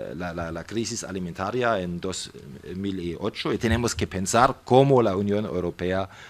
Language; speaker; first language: Spanish; non-native, fluent; German